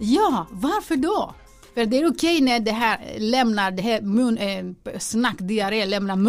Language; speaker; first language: Swedish; non-native, fluent; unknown